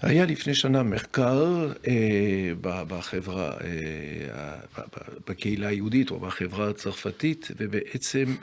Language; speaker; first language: Hebrew; non-native, fluent; French